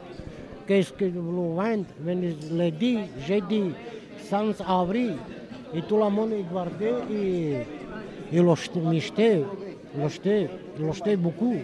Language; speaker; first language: French; non-native, learner; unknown